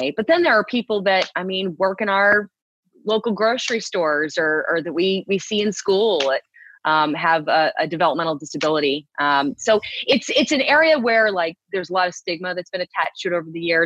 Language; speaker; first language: English; native; English